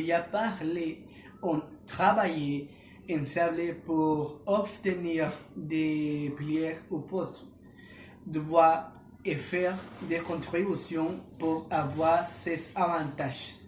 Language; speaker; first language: French; non-native, learner; Spanish